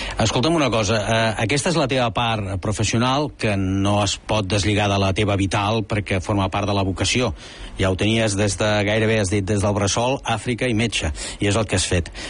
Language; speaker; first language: Catalan; native; Catalan